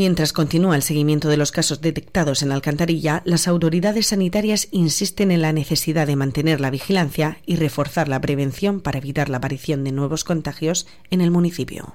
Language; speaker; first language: Spanish; native; Spanish